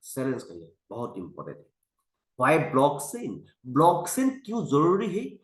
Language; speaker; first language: Hindi; non-native, local second language; Assamese